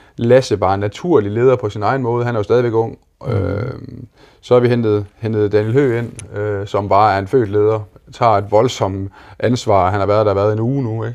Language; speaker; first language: Danish; native; Danish